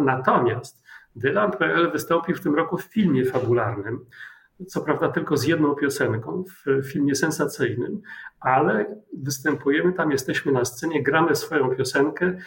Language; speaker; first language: Polish; native; Polish